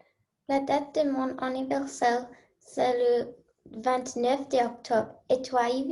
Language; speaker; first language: French; non-native, learner; English